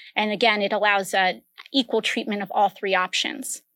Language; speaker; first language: English; early bilingual, other home language; Spanish